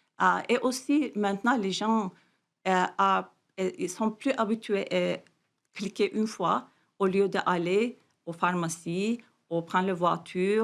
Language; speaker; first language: French; non-native, fluent; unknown